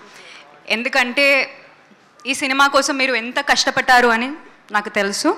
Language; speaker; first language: Telugu; non-native, learner; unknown